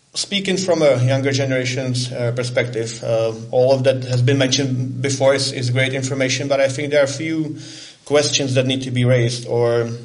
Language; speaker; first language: English; non-native, fluent; Czech